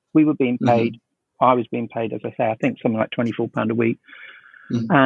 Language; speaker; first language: English; native; English